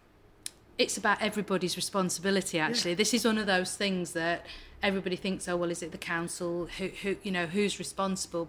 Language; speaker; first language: English; native; English